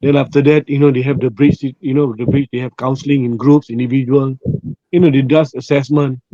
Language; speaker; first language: English; non-native, local second language; Malay